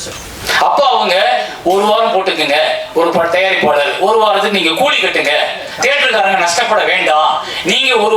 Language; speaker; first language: Tamil; native; Tamil